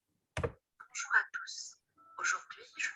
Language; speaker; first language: French; non-native, local second language; Arabic